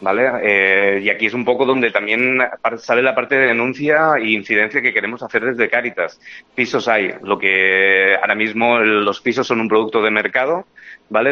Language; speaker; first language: Spanish; native; Spanish